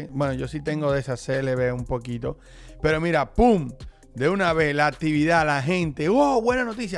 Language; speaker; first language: Spanish; native; Spanish